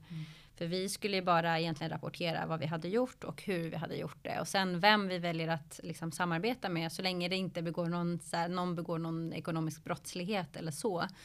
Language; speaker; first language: Swedish; early bilingual, other home language; Arabic